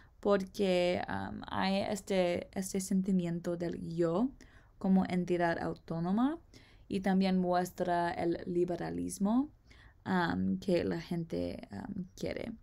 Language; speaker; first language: Spanish; non-native, learner; English